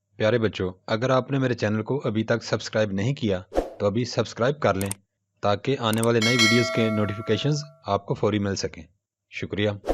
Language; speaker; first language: Urdu; non-native, local second language; Punjabi